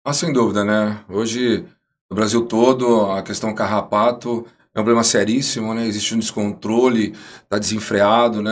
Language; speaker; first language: Portuguese; native; Portuguese